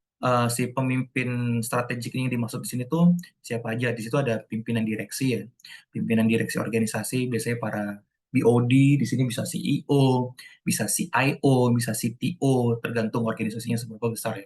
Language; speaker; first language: Indonesian; native; Indonesian